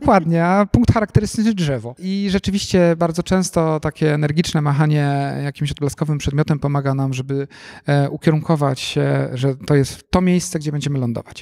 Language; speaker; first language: Polish; native; Polish